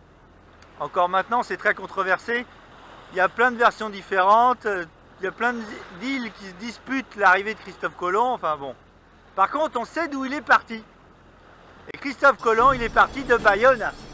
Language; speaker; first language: French; native; French